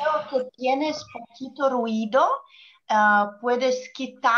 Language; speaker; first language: Spanish; non-native, learner; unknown